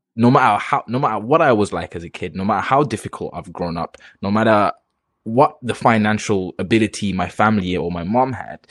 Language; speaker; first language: English; native; English